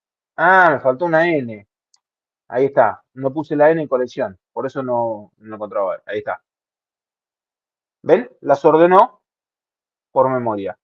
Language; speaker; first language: Spanish; native; Spanish